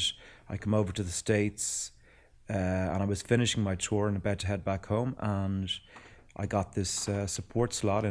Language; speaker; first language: English; native; English